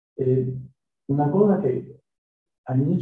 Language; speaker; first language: Italian; non-native, learner; French